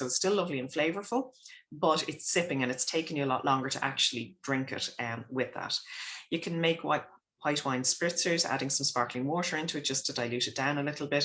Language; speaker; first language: English; native; English